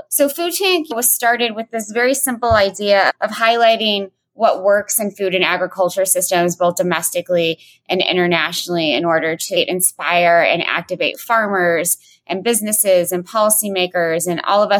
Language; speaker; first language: English; native; English